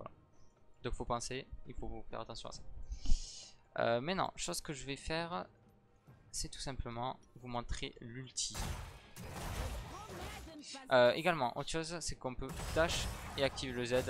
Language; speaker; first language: French; native; French